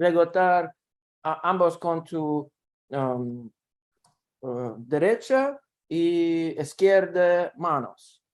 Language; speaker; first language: Spanish; non-native, learner; Russian